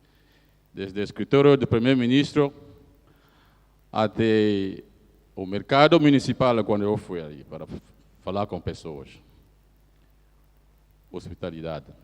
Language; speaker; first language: Portuguese; non-native, fluent; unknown